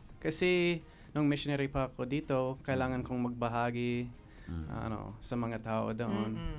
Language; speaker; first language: Filipino; non-native, fluent; English